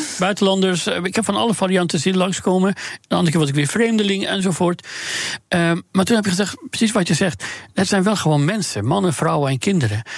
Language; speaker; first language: Dutch; non-native, fluent; Persian